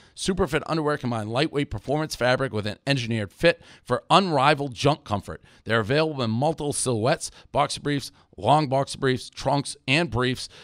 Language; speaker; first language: English; native; English